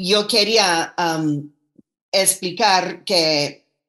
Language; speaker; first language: Spanish; non-native, fluent; English